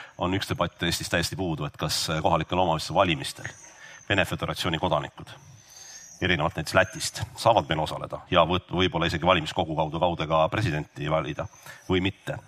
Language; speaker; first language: Estonian; native; Estonian